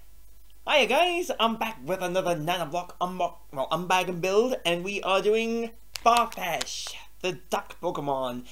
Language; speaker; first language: English; native; English